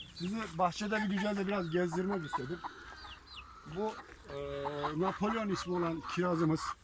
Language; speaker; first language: Turkish; native; Turkish